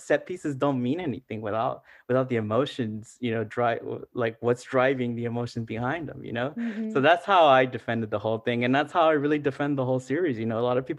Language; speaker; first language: English; early bilingual, other home language; Spanish